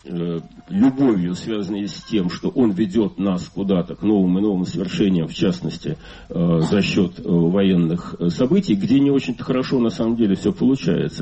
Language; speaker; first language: Russian; native; Russian